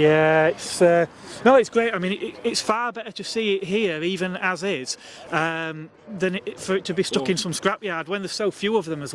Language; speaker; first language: English; native; English